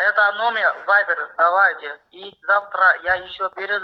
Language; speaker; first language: Russian; non-native, learner; Chinese